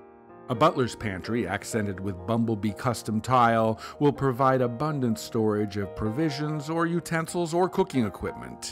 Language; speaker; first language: English; native; English